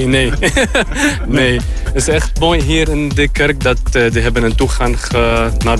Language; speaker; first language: Dutch; non-native, learner; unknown